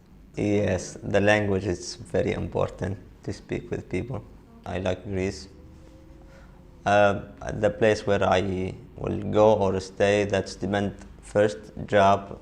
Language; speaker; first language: English; non-native, learner; Arabic